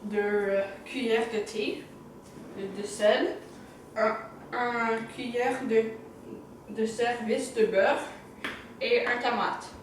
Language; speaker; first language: French; non-native, learner; English